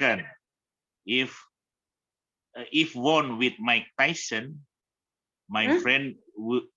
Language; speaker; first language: English; non-native, learner; Indonesian